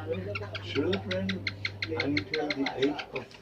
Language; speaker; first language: English; non-native, fluent; German